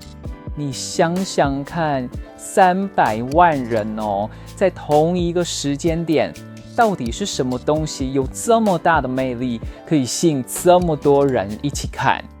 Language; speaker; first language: Chinese; native; Chinese